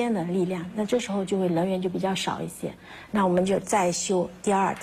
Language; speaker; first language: Chinese; non-native, local second language; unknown